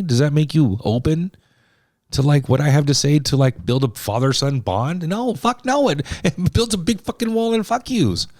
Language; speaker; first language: English; native; English